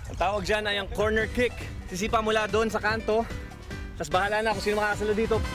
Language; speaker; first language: Filipino; native; Filipino